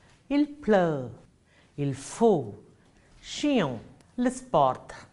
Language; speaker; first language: French; non-native, fluent; Malayalam